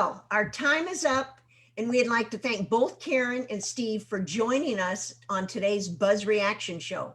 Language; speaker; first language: English; native; English